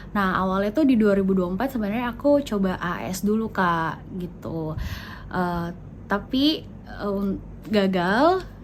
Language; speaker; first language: Indonesian; native; Indonesian